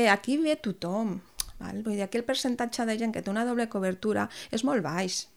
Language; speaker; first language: Catalan; non-native, local second language; Spanish